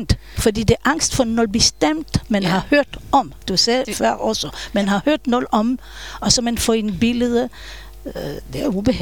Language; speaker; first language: Danish; non-native, fluent; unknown